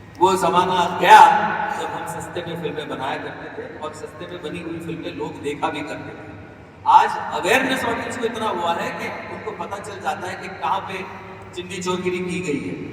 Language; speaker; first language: Hindi; non-native, local second language; Marathi